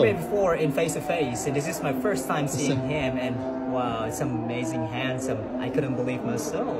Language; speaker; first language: English; non-native, fluent; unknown